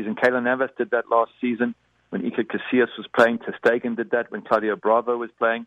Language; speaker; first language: English; native; English